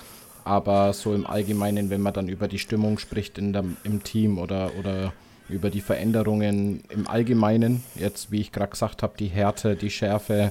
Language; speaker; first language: German; native; German